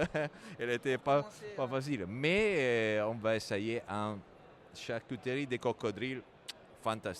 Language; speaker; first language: French; non-native, fluent; Italian